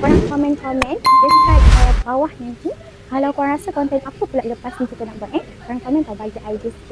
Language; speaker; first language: Malay; native; Malay